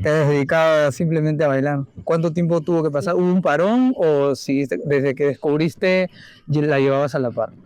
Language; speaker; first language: Spanish; native; Spanish